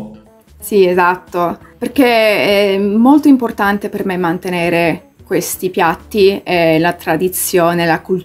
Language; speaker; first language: Italian; early bilingual, heritage; English